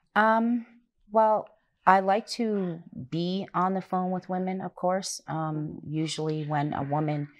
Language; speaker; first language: English; native; English